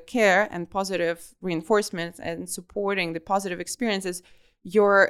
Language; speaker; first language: English; non-native, fluent; Russian